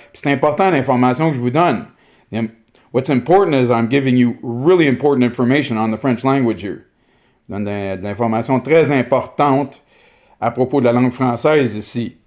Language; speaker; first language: French; native; French